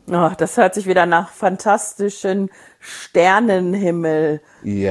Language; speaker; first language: German; native; German